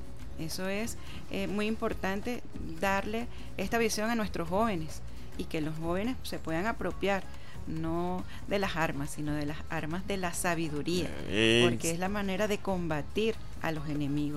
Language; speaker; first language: Spanish; native; Spanish